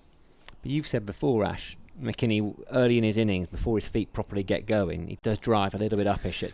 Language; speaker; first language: English; native; English